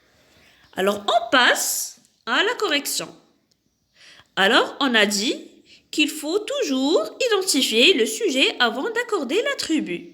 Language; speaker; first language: French; non-native, local second language; Arabic